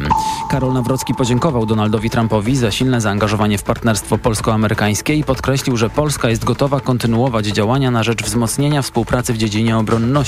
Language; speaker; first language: Polish; native; Polish